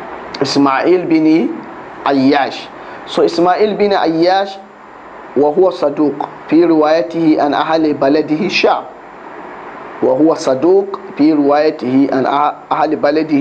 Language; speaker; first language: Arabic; non-native, fluent; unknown